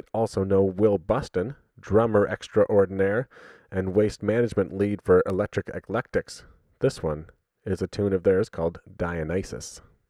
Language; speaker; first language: English; native; English